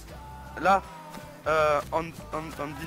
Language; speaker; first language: English; non-native, learner; French